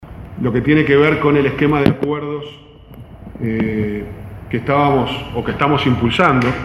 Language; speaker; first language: Spanish; native; Spanish